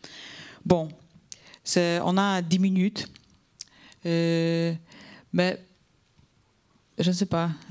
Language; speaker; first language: French; non-native, fluent; Polish